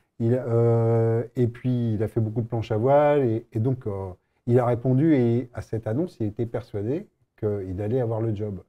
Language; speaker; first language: French; native; French